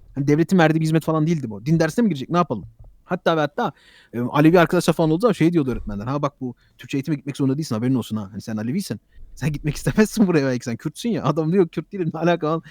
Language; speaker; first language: Turkish; early bilingual, heritage; Turkish